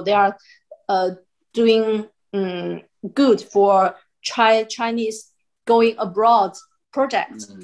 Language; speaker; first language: English; non-native, fluent; Chinese